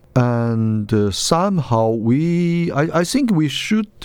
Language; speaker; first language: English; non-native, learner; Chinese